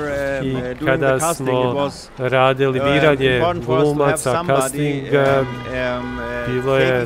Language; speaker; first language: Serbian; early bilingual, heritage; Albanian